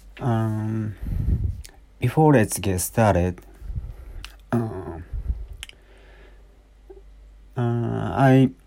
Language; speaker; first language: English; non-native, learner; Japanese